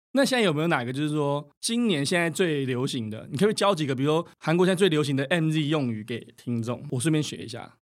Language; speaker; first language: Chinese; native; Chinese